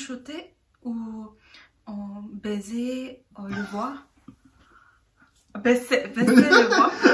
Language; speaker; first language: French; non-native, learner; Korean